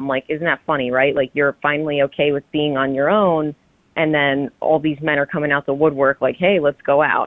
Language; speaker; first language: English; native; English